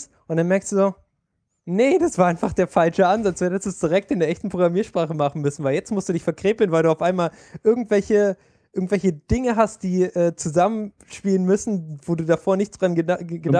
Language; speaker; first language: German; native; German